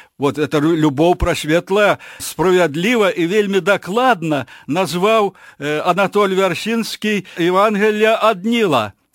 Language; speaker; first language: Belarusian; native; Belarusian